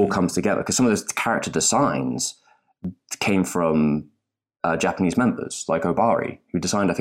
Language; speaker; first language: English; native; English